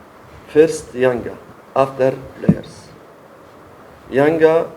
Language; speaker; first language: English; non-native, learner; French